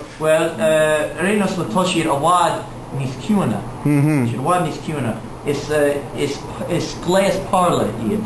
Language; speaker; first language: Irish; non-native, local second language; English